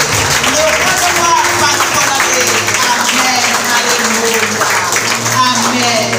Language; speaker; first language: French; non-native, local second language; Haitian Creole